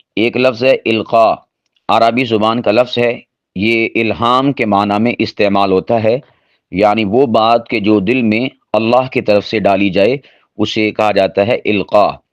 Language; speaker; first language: Urdu; non-native, local second language; Punjabi